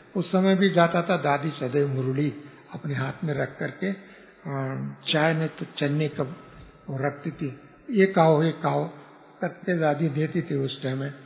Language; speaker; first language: Hindi; non-native, local second language; Kannada